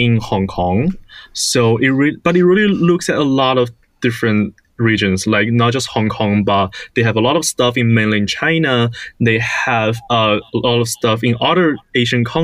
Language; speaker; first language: English; non-native, fluent; Chinese